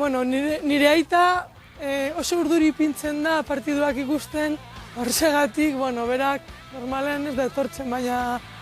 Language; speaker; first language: Basque; non-native, local second language; Spanish